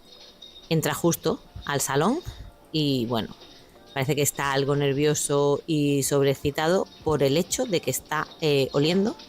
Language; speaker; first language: Spanish; native; Spanish